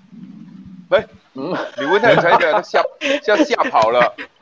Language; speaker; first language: Chinese; native; Chinese